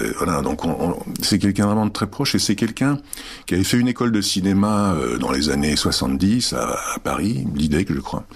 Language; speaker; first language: French; early bilingual, other home language; Czech